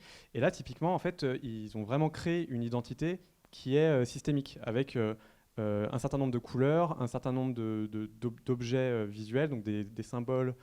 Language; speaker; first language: French; native; French